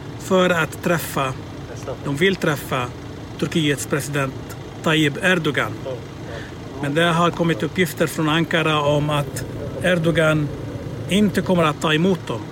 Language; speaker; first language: Swedish; non-native, fluent; Arabic